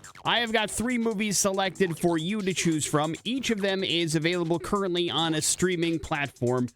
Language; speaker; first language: English; native; English